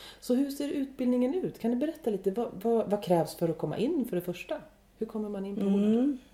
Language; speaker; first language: Swedish; native; Swedish